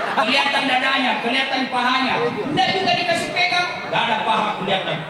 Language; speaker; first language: Indonesian; non-native, local second language; Buginese